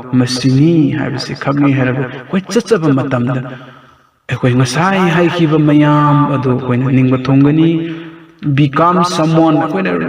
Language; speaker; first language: Manipuri; non-native, local second language; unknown